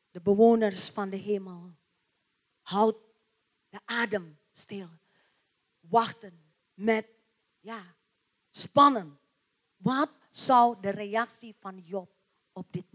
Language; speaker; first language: Dutch; non-native, learner; Indonesian